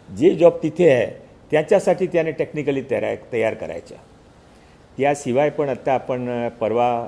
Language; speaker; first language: Marathi; non-native, local second language; Hindi